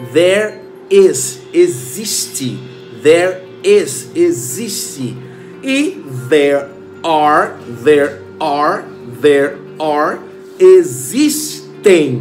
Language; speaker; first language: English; non-native, fluent; Portuguese